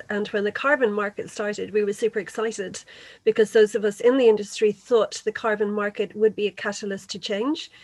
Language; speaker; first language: English; native; English